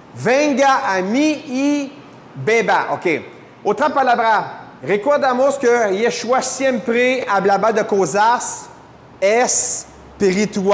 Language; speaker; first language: Spanish; non-native, fluent; French